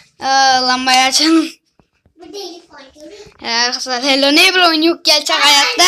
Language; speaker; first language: Turkish; native; Turkish